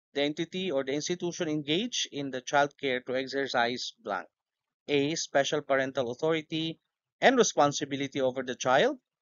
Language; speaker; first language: English; non-native, local second language; Filipino